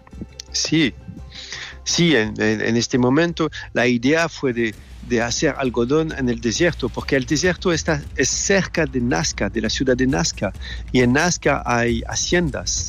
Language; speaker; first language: Spanish; non-native, learner; French